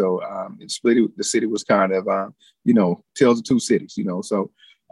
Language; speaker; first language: English; native; English